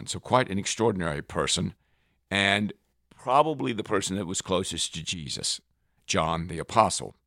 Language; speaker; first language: English; native; English